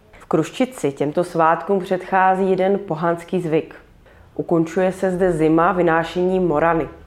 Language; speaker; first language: Czech; early bilingual, heritage; Czech